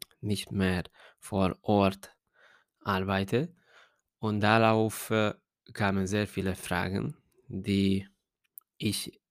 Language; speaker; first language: German; non-native, fluent; Hungarian